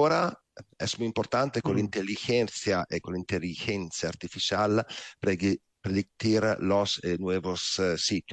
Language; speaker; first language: Spanish; non-native, learner; Italian